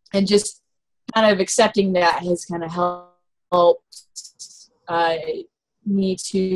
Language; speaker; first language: English; native; English